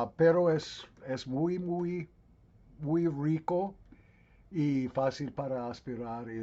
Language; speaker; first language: Spanish; non-native, learner; English